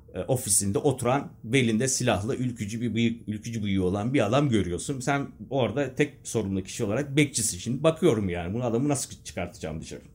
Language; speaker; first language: Turkish; native; Turkish